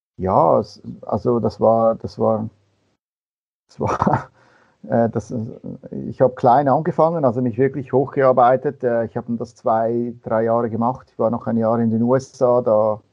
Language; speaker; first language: German; native; German